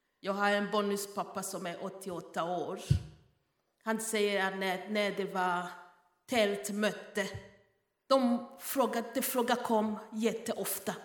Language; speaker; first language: Swedish; non-native, fluent; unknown